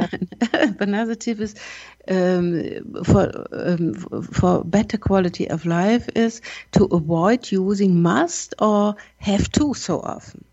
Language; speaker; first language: English; non-native, learner; German